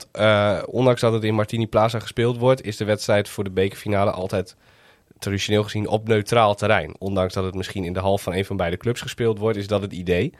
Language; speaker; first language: Dutch; native; Dutch